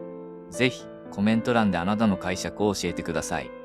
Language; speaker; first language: Japanese; native; Japanese